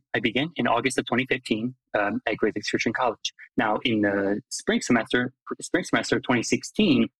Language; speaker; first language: English; non-native, fluent; Hungarian